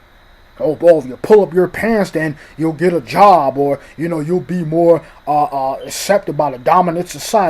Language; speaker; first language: English; native; English